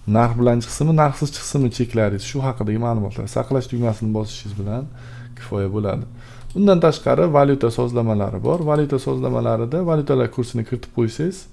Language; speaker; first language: Uzbek; native; Uzbek